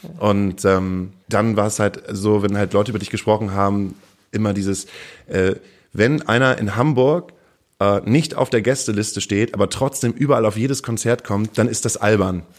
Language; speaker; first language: German; native; German